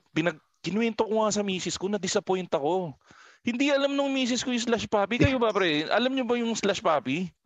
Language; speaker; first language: Filipino; native; Filipino